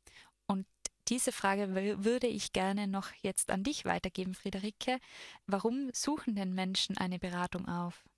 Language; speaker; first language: German; native; German